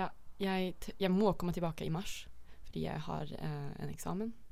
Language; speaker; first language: Norwegian; non-native, fluent; Dutch